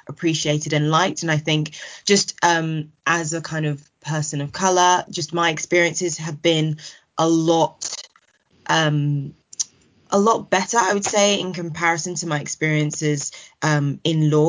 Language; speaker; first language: English; native; English